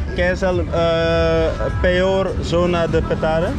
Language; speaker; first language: Spanish; non-native, learner; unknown